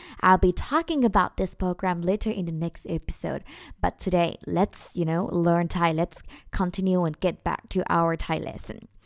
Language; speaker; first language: English; non-native, fluent; Thai